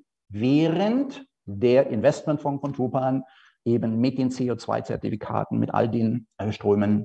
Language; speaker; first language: German; native; German